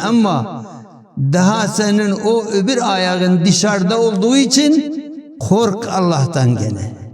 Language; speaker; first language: Turkish; non-native, local second language; Kurdish